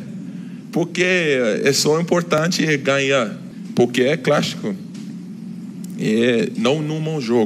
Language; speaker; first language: Portuguese; non-native, learner; Turkish